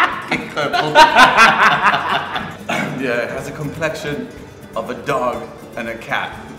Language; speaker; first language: English; non-native, fluent; Spanish